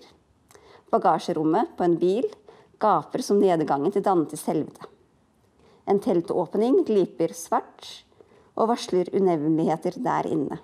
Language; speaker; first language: Norwegian; native; Norwegian